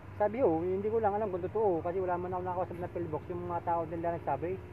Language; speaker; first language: Filipino; native; Filipino